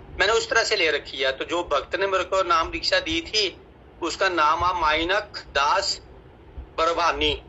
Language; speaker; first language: Hindi; non-native, local second language; Punjabi